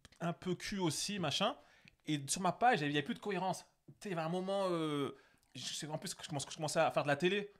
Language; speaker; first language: French; native; French